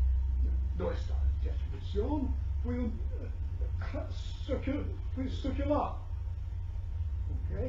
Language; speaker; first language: Spanish; non-native, learner; English